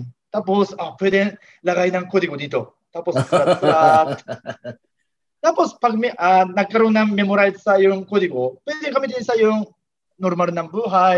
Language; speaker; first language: Filipino; non-native, learner; Japanese